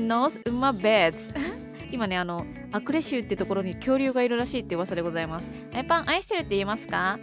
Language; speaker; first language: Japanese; native; Japanese